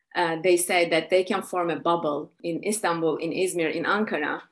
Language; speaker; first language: English; non-native, fluent; Turkish